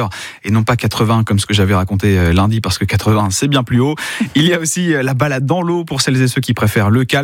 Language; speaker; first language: French; native; French